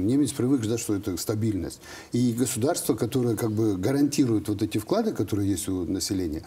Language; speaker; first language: Russian; native; Russian